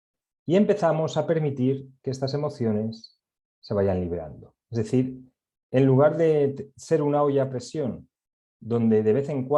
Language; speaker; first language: Spanish; native; Spanish